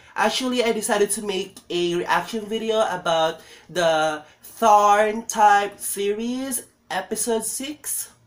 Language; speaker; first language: English; non-native, local second language; Filipino